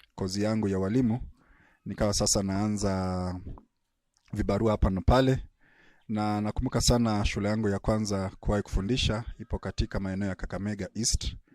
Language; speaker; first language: Swahili; non-native, local second language; Luyia